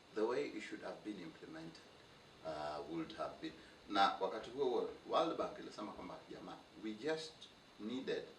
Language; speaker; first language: English; non-native, local second language; Luo (Kenya and Tanzania)